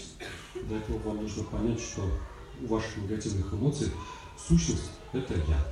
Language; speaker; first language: Russian; native; Russian